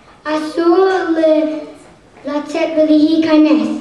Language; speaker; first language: Hebrew; non-native, learner; English